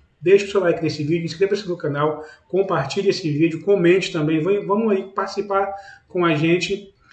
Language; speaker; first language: Portuguese; native; Portuguese